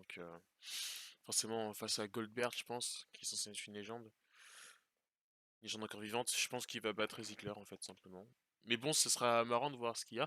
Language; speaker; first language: French; native; French